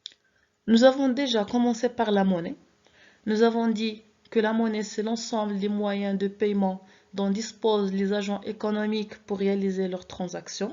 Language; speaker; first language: French; non-native, local second language; Arabic